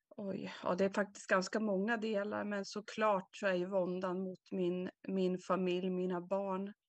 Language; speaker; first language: Swedish; native; Swedish